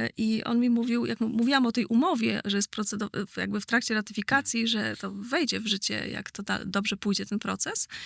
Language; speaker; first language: Polish; native; Polish